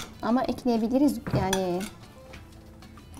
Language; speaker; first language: Turkish; non-native, learner; Arabic